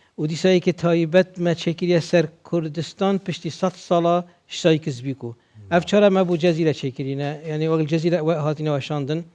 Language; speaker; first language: Kurdish; native; Kurdish